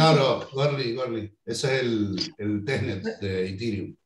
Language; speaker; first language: Spanish; native; Spanish